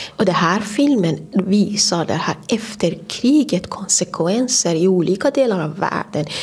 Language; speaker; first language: Swedish; non-native, fluent; Persian